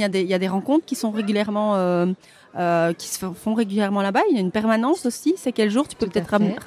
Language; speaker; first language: French; native; French